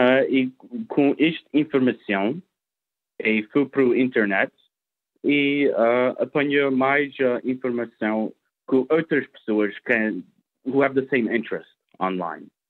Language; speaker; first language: Portuguese; early bilingual, heritage; Portuguese